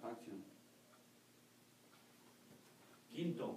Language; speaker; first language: English; non-native, learner; Spanish